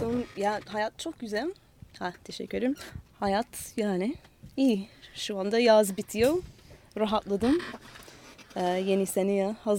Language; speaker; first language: Turkish; non-native, learner; English